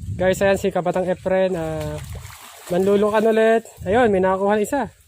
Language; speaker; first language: Filipino; native; Filipino